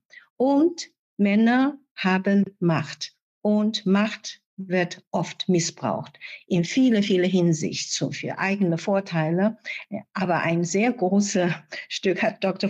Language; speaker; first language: German; non-native, fluent; Chinese